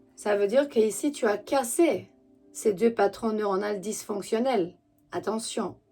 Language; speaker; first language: French; non-native, fluent; Romanian